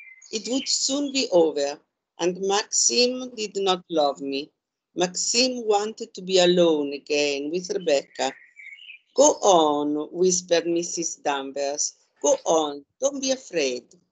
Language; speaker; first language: English; non-native, learner; Italian